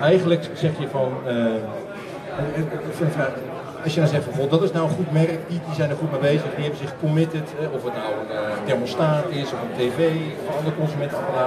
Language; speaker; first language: Dutch; native; Dutch